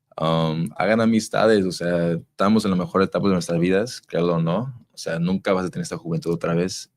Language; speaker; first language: Spanish; early bilingual, heritage; Spanish